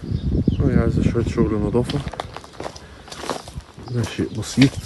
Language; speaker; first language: Arabic; native; Arabic